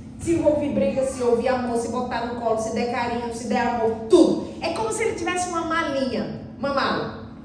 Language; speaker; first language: Portuguese; native; Portuguese